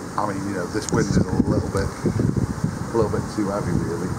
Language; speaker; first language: English; native; English